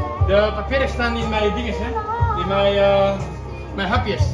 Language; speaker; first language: Dutch; non-native, learner; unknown